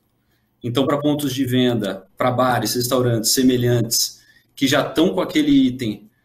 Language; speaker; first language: Portuguese; native; Portuguese